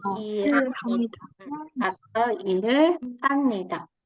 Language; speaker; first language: Korean; non-native, fluent; Indonesian